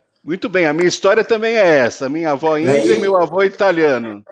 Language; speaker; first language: Portuguese; native; Portuguese